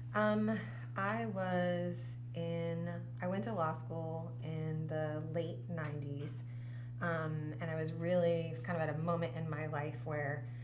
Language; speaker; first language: English; native; English